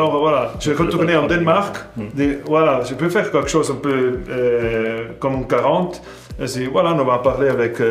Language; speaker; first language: French; non-native, fluent; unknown